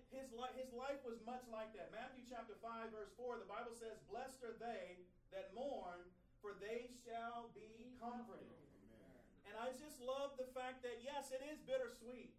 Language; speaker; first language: English; native; English